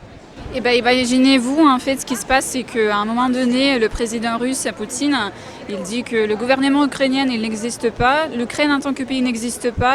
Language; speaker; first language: French; non-native, fluent; Russian